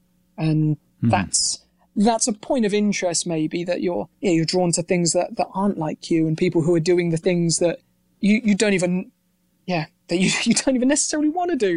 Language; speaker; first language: English; native; English